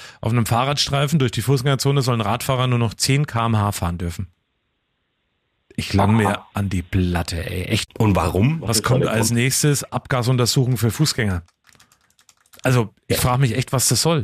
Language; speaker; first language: German; native; German